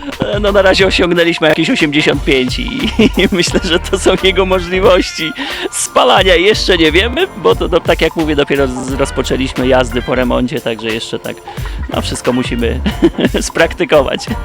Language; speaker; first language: Polish; native; Polish